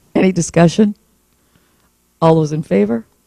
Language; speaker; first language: English; native; English